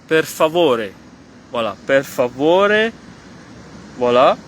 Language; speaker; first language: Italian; non-native, fluent; French